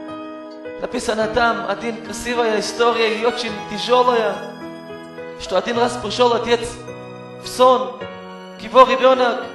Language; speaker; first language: Russian; non-native, learner; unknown